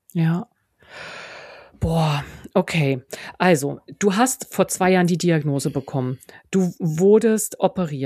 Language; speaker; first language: German; native; German